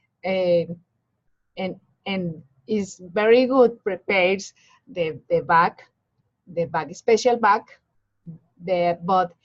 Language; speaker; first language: English; non-native, learner; Spanish